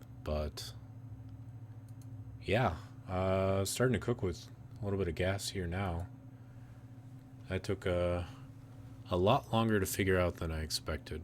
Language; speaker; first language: English; native; English